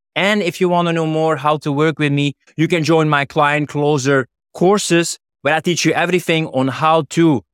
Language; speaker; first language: English; non-native, fluent; Dutch